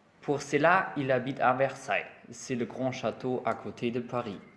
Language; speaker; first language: French; non-native, learner; German